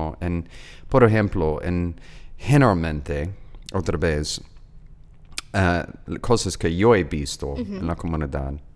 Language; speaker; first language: Spanish; non-native, learner; English